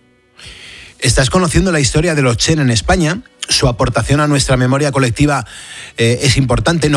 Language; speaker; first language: Spanish; native; Spanish